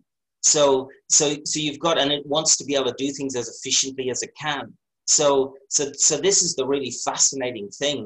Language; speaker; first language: English; native; English